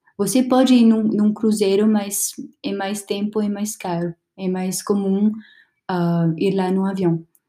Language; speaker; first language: Portuguese; non-native, learner; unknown